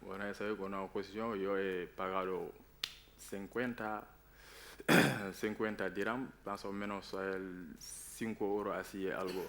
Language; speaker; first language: Spanish; non-native, learner; Wolof